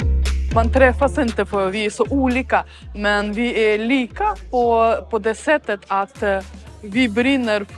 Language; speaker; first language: Swedish; non-native, fluent; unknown